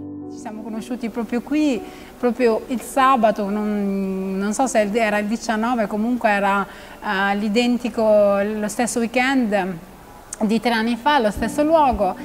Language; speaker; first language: Italian; non-native, fluent; Albanian